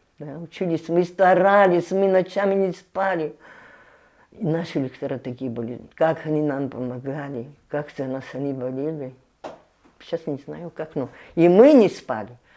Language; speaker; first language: Russian; non-native, local second language; Abkhazian